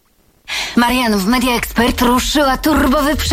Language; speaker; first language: Polish; native; Polish